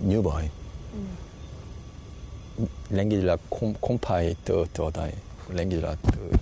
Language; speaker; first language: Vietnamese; non-native, learner; Korean